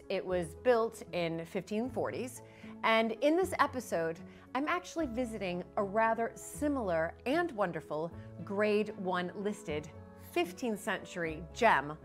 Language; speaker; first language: English; native; English